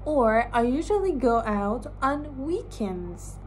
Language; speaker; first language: English; non-native, fluent; Persian